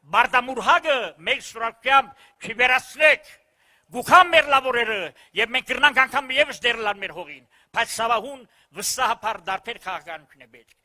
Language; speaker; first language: Armenian; early bilingual, heritage; Armenian